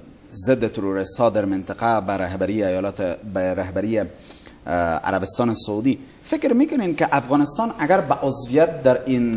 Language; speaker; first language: Persian; native; Persian